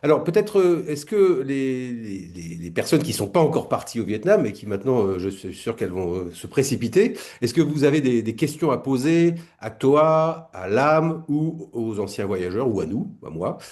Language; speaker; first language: French; native; French